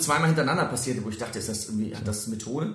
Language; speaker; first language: German; native; German